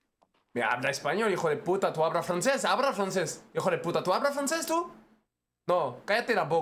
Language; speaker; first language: Spanish; non-native, learner; French